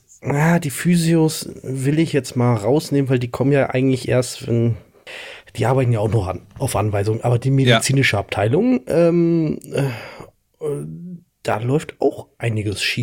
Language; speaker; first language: German; native; German